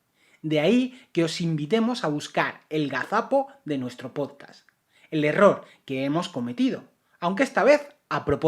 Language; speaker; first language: Spanish; native; Spanish